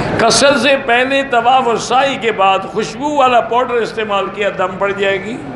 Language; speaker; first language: Urdu; early bilingual, heritage; Urdu